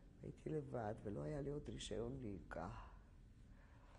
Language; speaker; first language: Hebrew; non-native, fluent; Polish